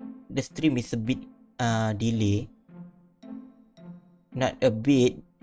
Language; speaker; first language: English; non-native, local second language; Malay